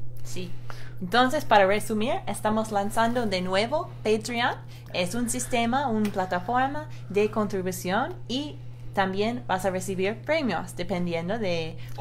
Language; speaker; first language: Spanish; non-native, fluent; English